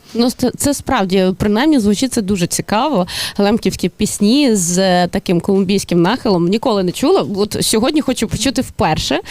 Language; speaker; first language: Ukrainian; native; Ukrainian